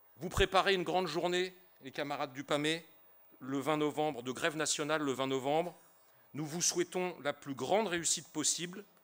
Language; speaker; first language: French; native; French